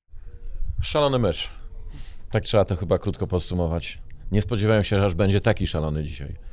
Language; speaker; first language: Polish; native; Polish